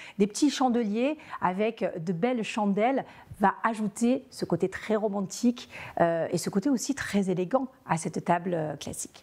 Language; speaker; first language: French; native; French